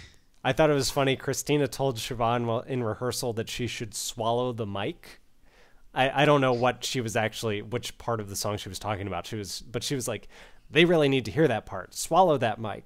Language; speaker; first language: English; native; English